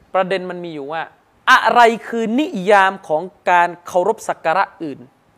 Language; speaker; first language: Thai; non-native, local second language; Malay